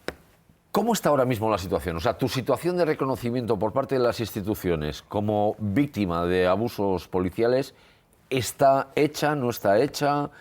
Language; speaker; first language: Spanish; native; Spanish